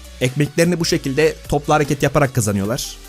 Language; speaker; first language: Turkish; native; Turkish